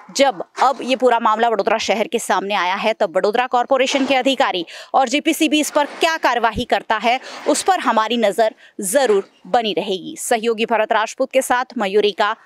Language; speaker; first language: Hindi; non-native, local second language; Gujarati